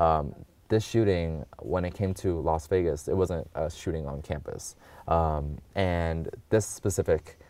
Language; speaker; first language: English; native; English